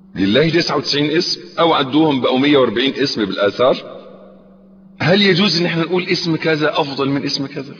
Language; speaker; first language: Arabic; native; Arabic